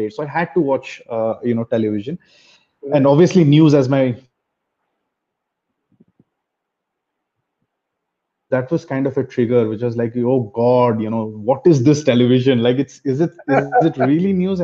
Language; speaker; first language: English; non-native, local second language; Bangla